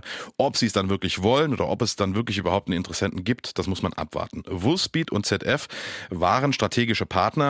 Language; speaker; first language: German; native; German